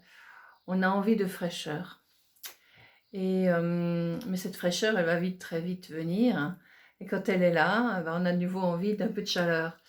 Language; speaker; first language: French; native; French